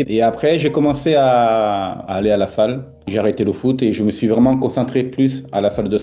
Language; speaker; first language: French; non-native, fluent; Portuguese